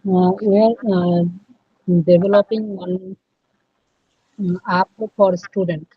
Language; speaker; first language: English; non-native, local second language; Hindi